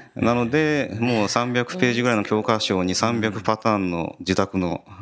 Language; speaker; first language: Japanese; native; Japanese